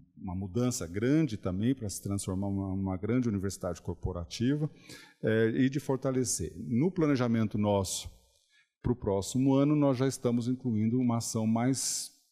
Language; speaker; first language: Portuguese; native; Portuguese